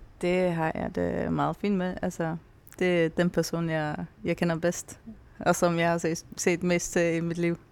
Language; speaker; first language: Danish; non-native, local second language; Faroese